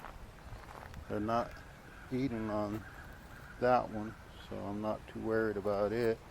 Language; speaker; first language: English; native; English